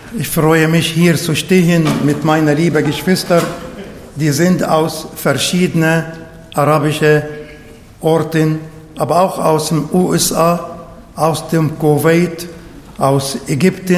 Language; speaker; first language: German; non-native, learner; Arabic